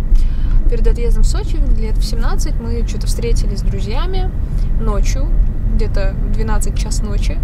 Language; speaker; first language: Russian; native; Russian